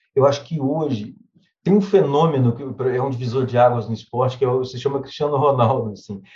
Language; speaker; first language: Portuguese; native; Portuguese